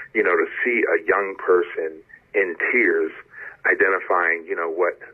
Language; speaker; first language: English; native; English